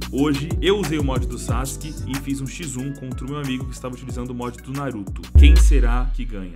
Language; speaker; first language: Portuguese; native; Portuguese